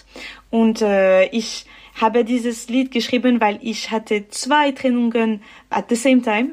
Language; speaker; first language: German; non-native, learner; French